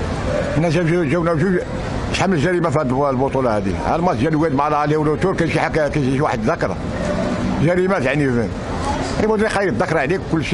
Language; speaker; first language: Arabic; native; Arabic